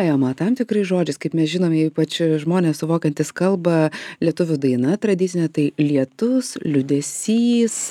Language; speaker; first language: Lithuanian; native; Lithuanian